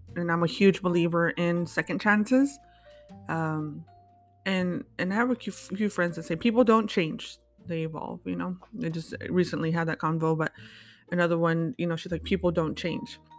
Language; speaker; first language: English; early bilingual, other home language; Spanish